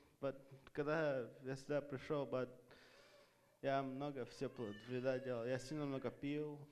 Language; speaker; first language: Russian; early bilingual, heritage; Russian